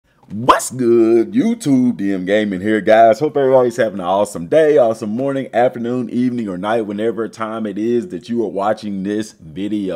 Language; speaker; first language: English; native; English